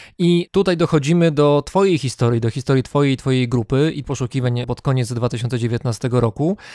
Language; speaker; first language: Polish; native; Polish